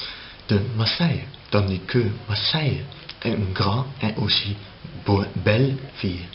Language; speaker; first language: French; non-native, learner; Dutch